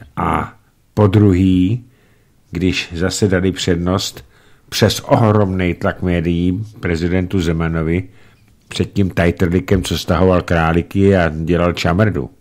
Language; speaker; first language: Czech; native; Czech